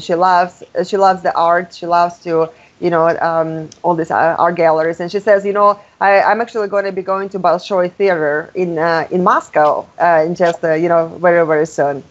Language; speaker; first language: English; non-native, fluent; Russian